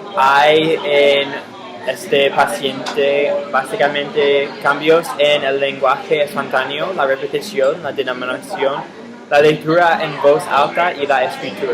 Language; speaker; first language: Spanish; non-native, fluent; English